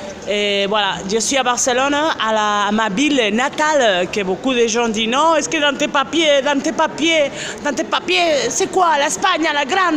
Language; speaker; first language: French; non-native, fluent; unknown